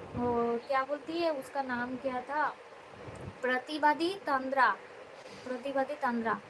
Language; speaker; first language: Hindi; non-native, local second language; Bangla